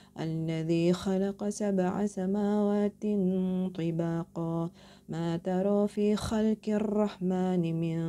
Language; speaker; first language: Arabic; non-native, learner; Indonesian